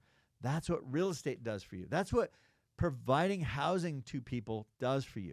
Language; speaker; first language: English; native; English